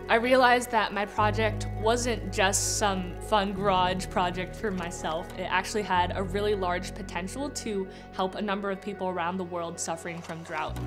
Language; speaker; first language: English; native; English